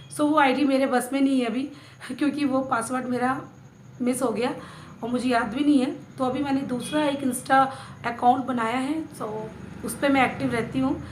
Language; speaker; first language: Hindi; native; Hindi